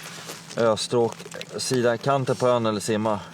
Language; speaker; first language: Swedish; native; Swedish